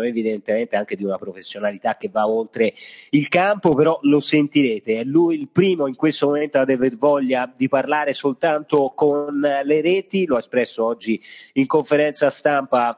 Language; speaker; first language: Italian; native; Italian